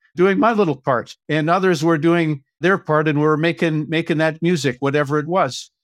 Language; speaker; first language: English; native; English